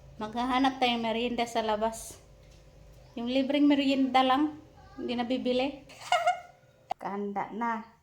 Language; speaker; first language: Filipino; non-native, local second language; Cebuano